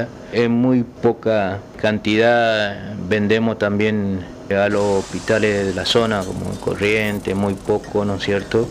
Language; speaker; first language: Spanish; native; Spanish